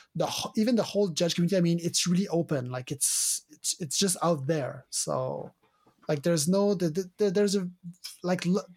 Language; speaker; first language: English; non-native, fluent; French